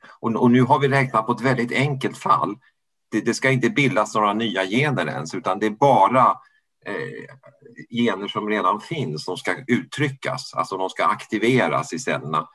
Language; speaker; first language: Swedish; native; Swedish